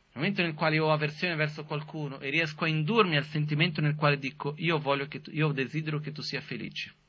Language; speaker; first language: Italian; non-native, fluent; Portuguese